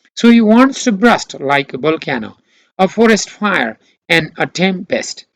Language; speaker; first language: English; non-native, local second language; Nepali